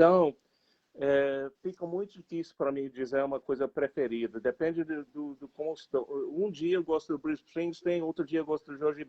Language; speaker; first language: Portuguese; non-native, fluent; English